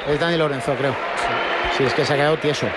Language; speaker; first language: Spanish; native; Spanish